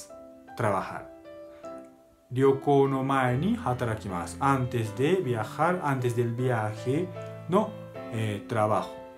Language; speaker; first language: Spanish; non-native, learner; Japanese